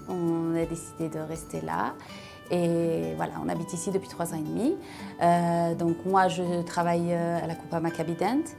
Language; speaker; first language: French; native; French